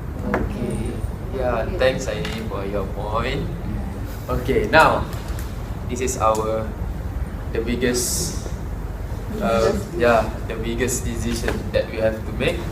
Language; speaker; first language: English; non-native, local second language; Malay